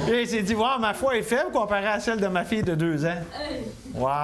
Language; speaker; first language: French; native; French